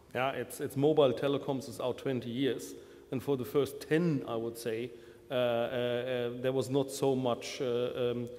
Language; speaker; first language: English; non-native, fluent; German